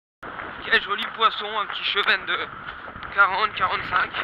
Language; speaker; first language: French; native; French